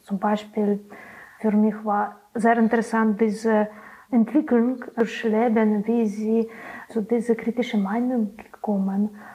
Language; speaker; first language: German; non-native, learner; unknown